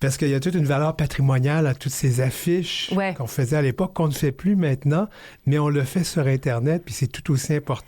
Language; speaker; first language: French; native; French